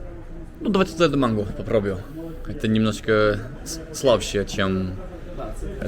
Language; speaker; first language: Russian; non-native, learner; English